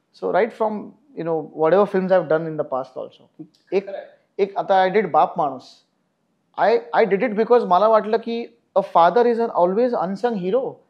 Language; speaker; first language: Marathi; native; Marathi